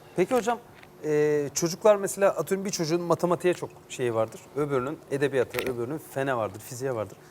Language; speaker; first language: Turkish; native; Turkish